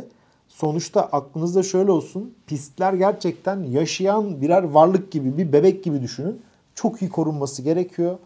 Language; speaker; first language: Turkish; native; Turkish